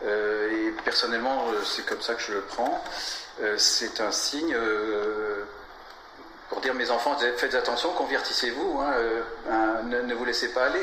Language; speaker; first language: French; native; French